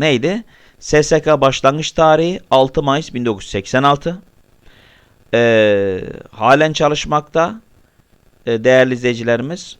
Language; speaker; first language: Turkish; native; Turkish